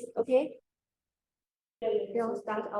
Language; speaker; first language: English; non-native, learner; Chinese